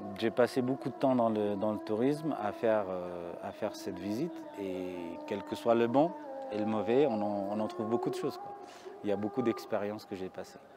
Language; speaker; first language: French; early bilingual, other home language; Amharic